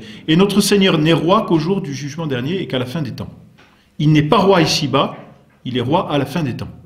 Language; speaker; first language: French; native; French